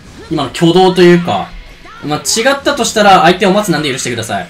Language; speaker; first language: Japanese; native; Japanese